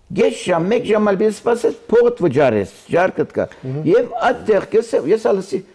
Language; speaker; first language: Armenian; early bilingual, heritage; Armenian